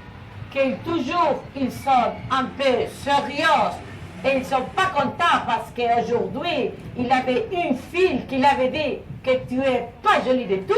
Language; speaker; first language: French; non-native, learner; Spanish